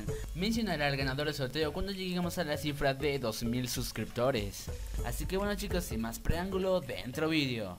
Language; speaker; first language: Spanish; native; Spanish